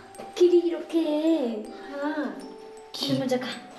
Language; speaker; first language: Korean; non-native, learner; Hmong